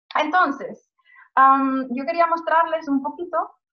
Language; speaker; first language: Spanish; native; Spanish